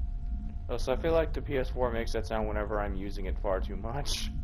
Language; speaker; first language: English; native; English